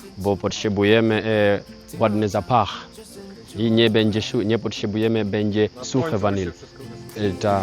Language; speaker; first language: Polish; non-native, learner; Swahili